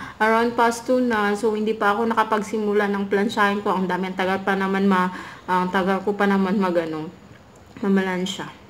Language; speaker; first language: Filipino; non-native, local second language; Cebuano